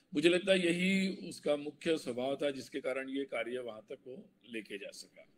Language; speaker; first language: Hindi; non-native, local second language; Marathi